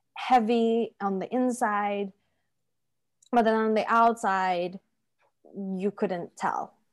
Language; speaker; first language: English; non-native, fluent; Turkish